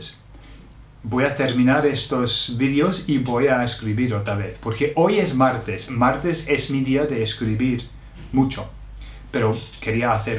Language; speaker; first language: Spanish; non-native, fluent; English